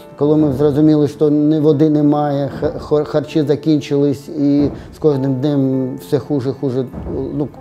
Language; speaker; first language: Ukrainian; non-native, local second language; Russian